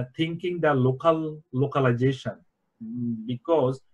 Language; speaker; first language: English; non-native, local second language; Bangla